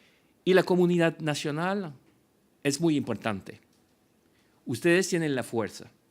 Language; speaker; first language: Spanish; non-native, fluent; French